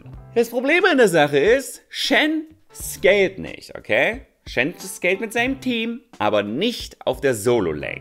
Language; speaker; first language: German; native; German